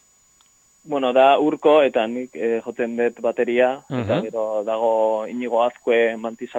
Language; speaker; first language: Basque; non-native, local second language; Spanish